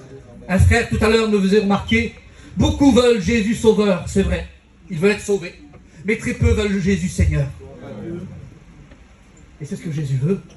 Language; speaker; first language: French; native; French